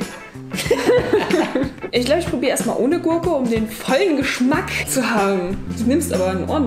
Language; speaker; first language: German; native; German